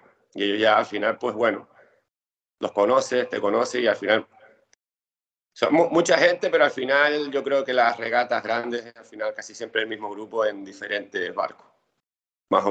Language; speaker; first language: Spanish; native; Spanish